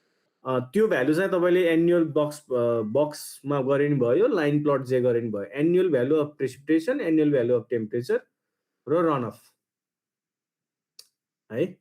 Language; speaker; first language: Nepali; native; Nepali